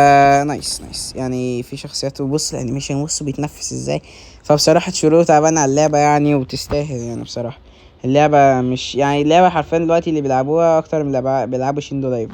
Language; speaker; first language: Arabic; native; Arabic